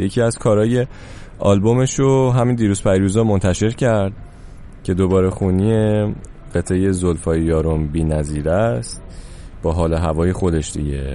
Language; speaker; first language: Persian; native; Persian